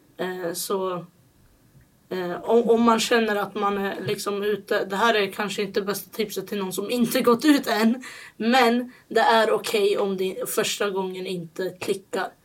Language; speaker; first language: Swedish; early bilingual, other home language; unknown